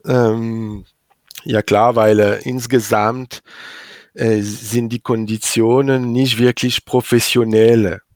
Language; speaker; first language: German; non-native, learner; French